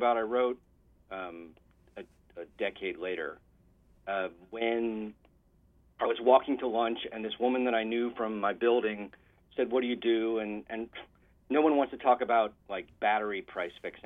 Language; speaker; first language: English; native; English